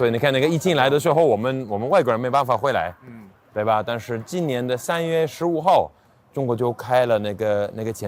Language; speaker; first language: Chinese; non-native, fluent; English